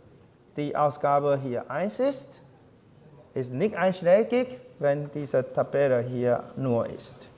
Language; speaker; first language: German; non-native, fluent; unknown